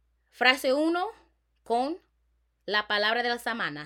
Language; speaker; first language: Spanish; non-native, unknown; English